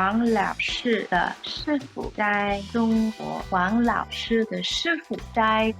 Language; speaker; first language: Chinese; non-native, learner; English